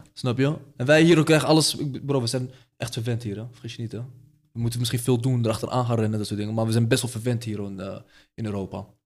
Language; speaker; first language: Dutch; early bilingual, other home language; Arabic